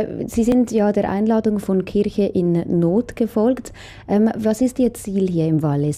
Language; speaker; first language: German; native; German